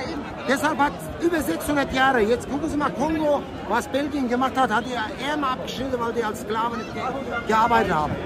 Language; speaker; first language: German; non-native, fluent; Turkish